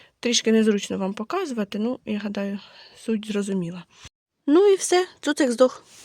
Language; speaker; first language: Ukrainian; non-native, local second language; Russian